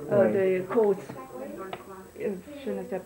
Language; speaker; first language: French; non-native, learner; German